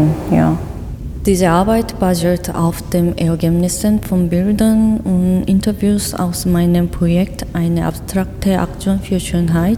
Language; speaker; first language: German; non-native, learner; Korean